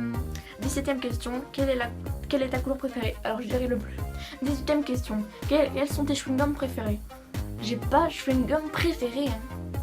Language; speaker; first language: French; native; French